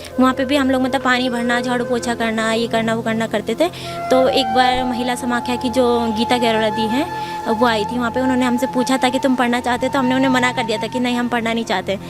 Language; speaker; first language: Hindi; non-native, local second language; Garhwali